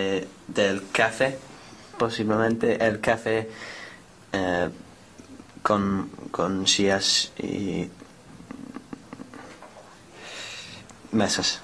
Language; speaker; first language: Spanish; non-native, learner; English